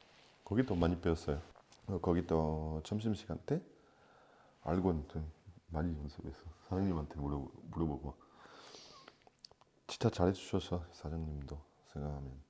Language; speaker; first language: Korean; non-native, fluent; French